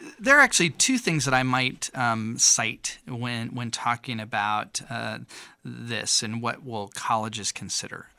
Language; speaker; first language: English; native; English